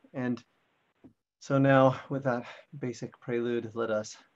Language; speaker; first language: English; native; English